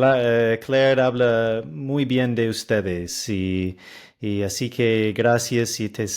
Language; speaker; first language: Spanish; non-native, fluent; English